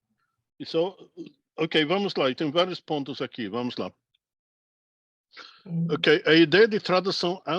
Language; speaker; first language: Portuguese; non-native, fluent; English